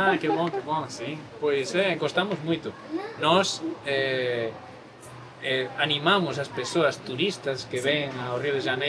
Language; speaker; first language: Portuguese; non-native, learner; Spanish